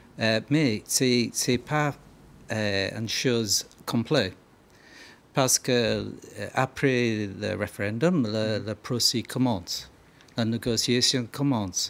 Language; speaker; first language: French; non-native, learner; English